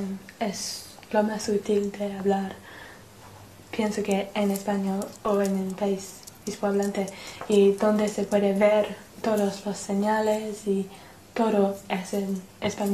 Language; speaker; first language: Spanish; non-native, learner; English